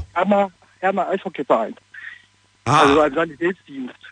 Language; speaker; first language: German; native; German